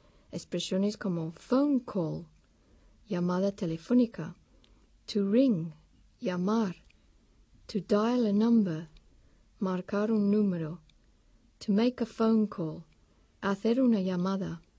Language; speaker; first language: Spanish; non-native, fluent; English